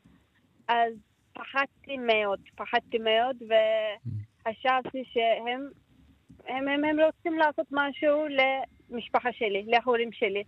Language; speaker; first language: Hebrew; non-native, learner; Turkish